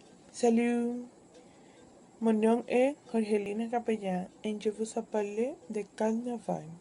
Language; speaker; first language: French; non-native, learner; Spanish